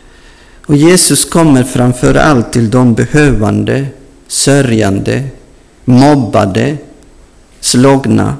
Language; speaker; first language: Swedish; non-native, fluent; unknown